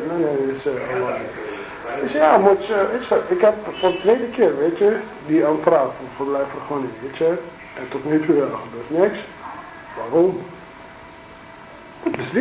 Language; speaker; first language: Dutch; non-native, learner; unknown